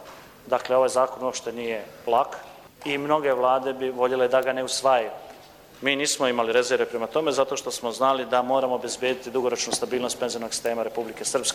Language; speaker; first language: Croatian; native; Croatian